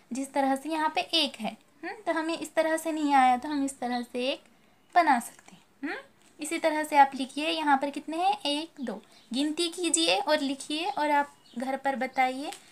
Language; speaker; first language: Hindi; native; Hindi